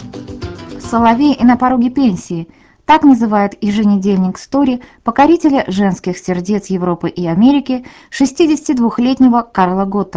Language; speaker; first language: Russian; native; Russian